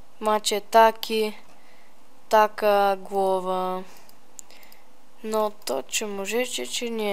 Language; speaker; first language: Polish; early bilingual, heritage; Polish